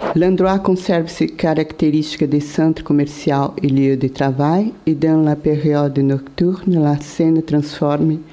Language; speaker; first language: French; non-native, learner; Portuguese